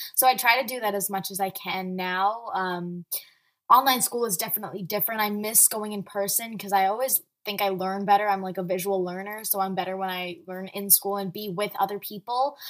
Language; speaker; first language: English; early bilingual, other home language; Arabic